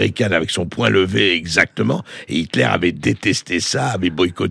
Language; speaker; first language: French; native; French